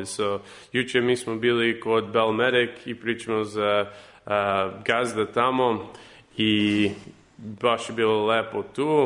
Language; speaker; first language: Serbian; early bilingual, heritage; English